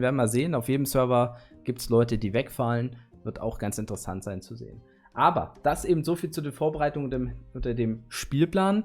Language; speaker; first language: German; native; German